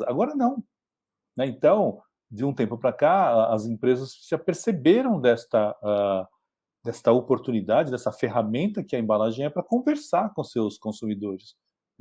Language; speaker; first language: Portuguese; native; Portuguese